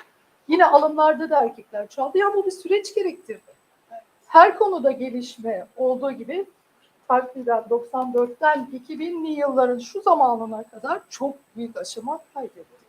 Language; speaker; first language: Turkish; native; Turkish